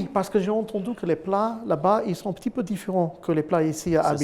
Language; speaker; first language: French; non-native, fluent; English